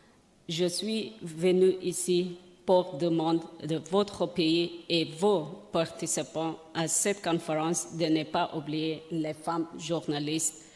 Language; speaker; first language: French; non-native, learner; Persian